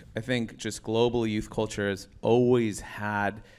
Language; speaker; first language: English; native; English